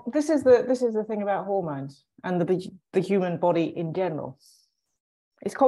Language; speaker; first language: English; native; English